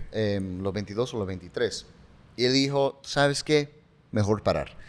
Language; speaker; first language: Spanish; early bilingual, heritage; English